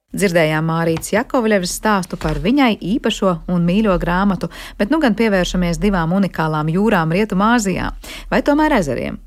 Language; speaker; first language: Latvian; native; Latvian